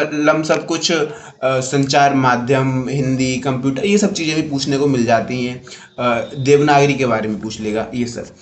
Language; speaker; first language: Hindi; native; Hindi